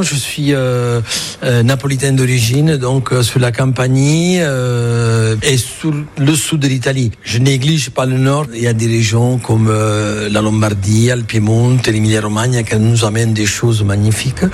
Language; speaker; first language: French; non-native, fluent; Italian